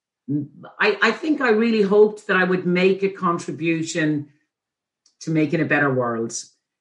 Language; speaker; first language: English; native; English